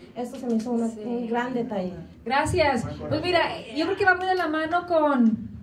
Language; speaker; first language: Spanish; early bilingual, heritage; Spanish